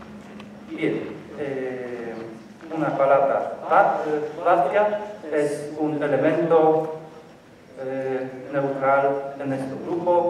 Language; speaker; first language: Spanish; non-native, learner; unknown